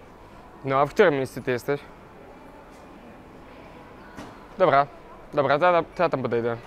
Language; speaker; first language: Polish; native; Polish